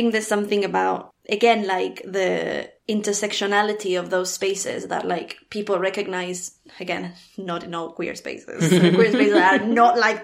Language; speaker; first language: English; non-native, fluent; Spanish